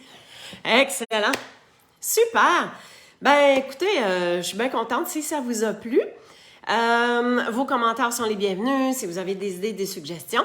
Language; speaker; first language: French; native; French